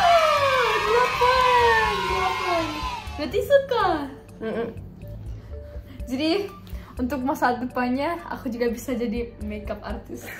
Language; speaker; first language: Indonesian; non-native, fluent; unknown